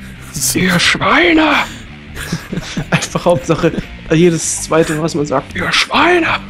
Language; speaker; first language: German; native; German